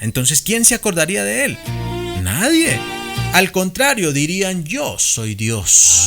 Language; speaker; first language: Spanish; native; Spanish